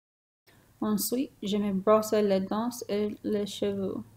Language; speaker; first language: French; non-native, learner; English